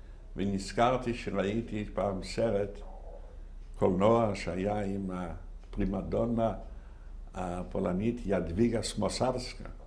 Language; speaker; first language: Hebrew; non-native, fluent; Yiddish